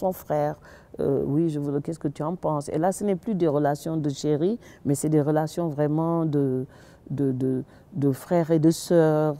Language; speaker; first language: French; non-native, local second language; Wolof